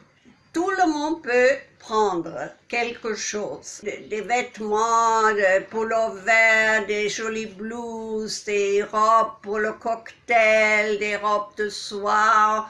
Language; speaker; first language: French; non-native, fluent; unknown